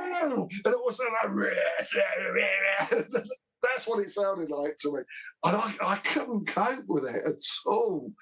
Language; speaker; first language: English; native; English